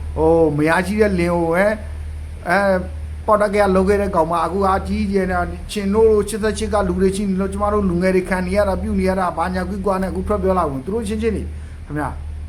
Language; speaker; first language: Burmese; native; Burmese